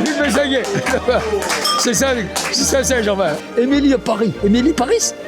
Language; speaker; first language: French; non-native, fluent; Punjabi